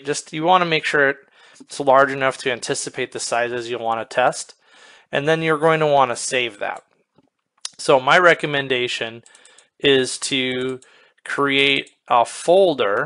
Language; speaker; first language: English; native; English